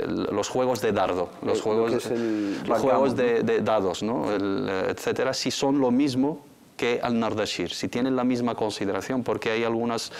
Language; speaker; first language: Spanish; native; Spanish